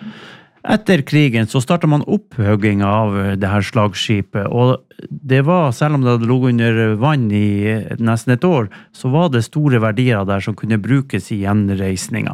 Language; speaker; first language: Norwegian; native; Norwegian